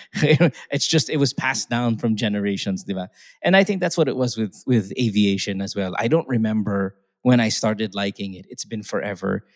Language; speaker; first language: English; non-native, local second language; Filipino